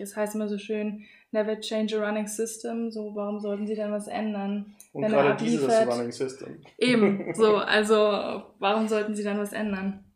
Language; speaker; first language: German; native; German